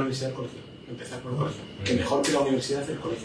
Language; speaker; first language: Spanish; native; Spanish